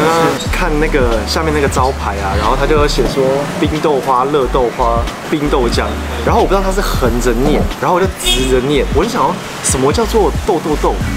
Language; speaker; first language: Chinese; native; Chinese